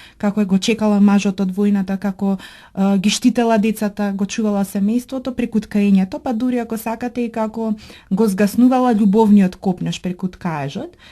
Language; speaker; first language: Macedonian; native; Macedonian